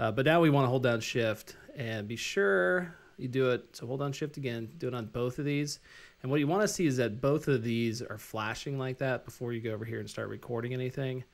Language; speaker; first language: English; native; English